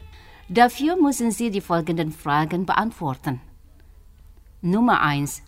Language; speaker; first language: German; non-native, fluent; Indonesian